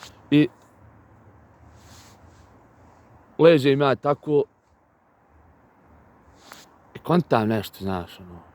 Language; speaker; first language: Bosnian; native; Bosnian